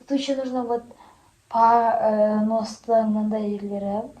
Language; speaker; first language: Russian; non-native, local second language; Kazakh